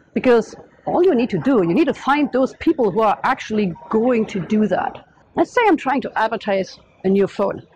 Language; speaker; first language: English; non-native, fluent; German